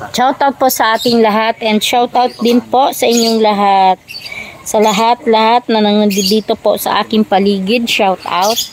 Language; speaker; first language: Filipino; non-native, local second language; Bikol